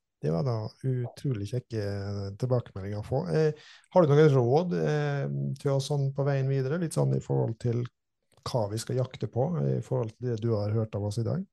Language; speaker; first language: Norwegian; native; Norwegian